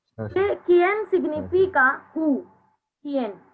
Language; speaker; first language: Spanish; non-native, learner; Hindi